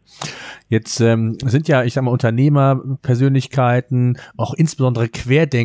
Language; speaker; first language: German; native; German